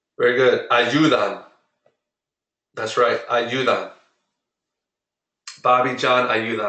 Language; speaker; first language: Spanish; non-native, fluent; English